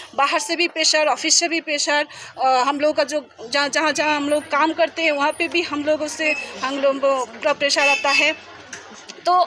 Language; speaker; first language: Hindi; non-native, local second language; Bangla